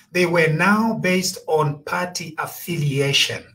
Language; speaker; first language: English; non-native, local second language; Bemba